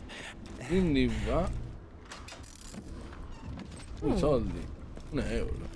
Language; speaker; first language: Italian; native; Italian